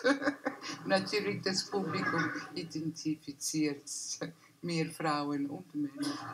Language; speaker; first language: German; non-native, learner; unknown